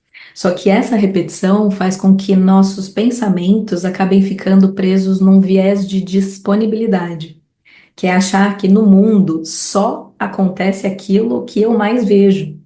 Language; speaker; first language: Portuguese; native; Portuguese